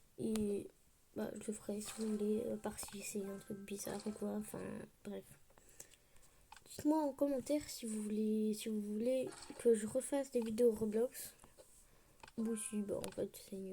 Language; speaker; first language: French; native; French